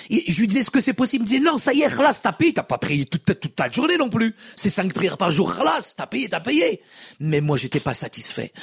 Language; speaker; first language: French; early bilingual, other home language; Arabic